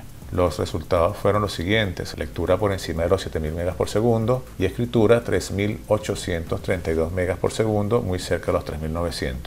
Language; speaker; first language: Spanish; native; Spanish